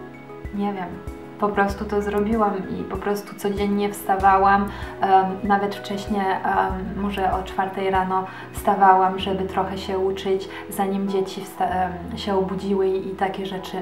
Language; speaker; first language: Polish; early bilingual, heritage; Polish